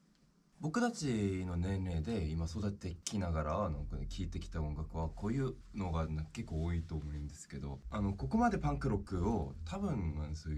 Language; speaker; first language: Japanese; non-native, learner; Korean